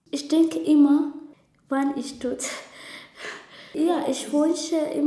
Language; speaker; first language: German; non-native, learner; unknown